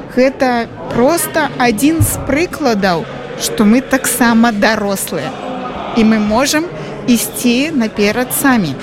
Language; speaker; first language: Belarusian; non-native, local second language; Russian